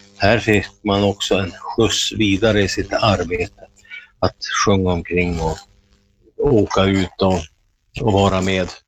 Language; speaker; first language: Swedish; native; Swedish